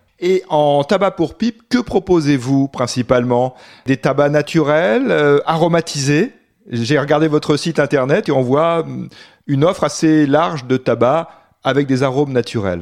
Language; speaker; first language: French; native; French